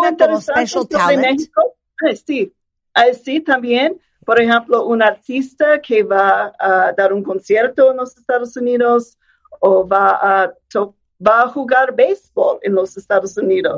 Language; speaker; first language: Spanish; non-native, fluent; English